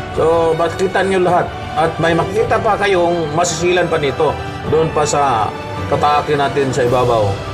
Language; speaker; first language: Filipino; non-native, local second language; Cebuano